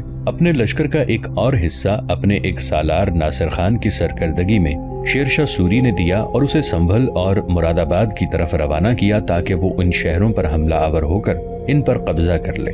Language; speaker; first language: Urdu; native; Urdu